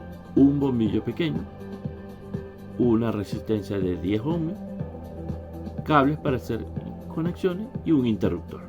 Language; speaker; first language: Spanish; native; Spanish